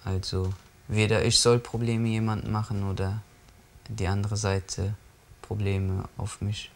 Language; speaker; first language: German; early bilingual, other home language; Turkish